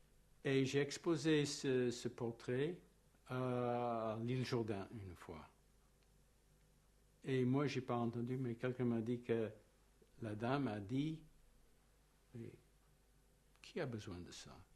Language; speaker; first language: French; non-native, fluent; English